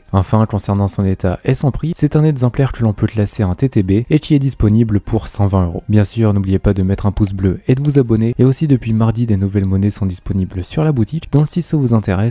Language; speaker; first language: French; native; French